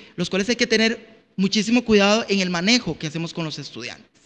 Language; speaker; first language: Spanish; native; Spanish